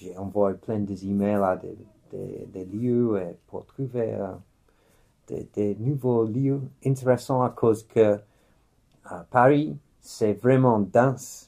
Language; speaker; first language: French; non-native, fluent; English